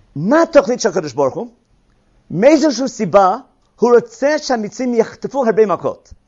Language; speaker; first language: Hebrew; non-native, fluent; English